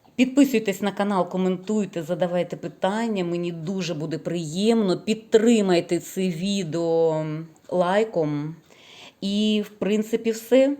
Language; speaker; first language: Ukrainian; non-native, local second language; Russian